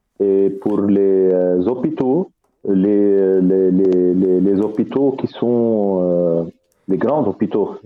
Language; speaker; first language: French; non-native, fluent; Arabic